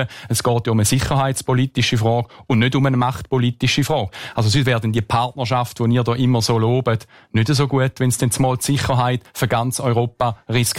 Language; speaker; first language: German; native; German